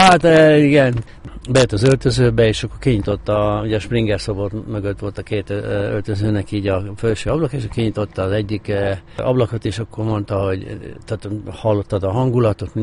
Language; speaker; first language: Hungarian; native; Hungarian